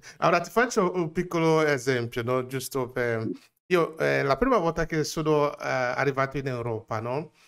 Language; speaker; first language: Italian; non-native, fluent; English